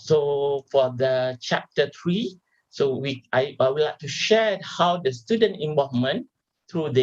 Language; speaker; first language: English; non-native, local second language; Malay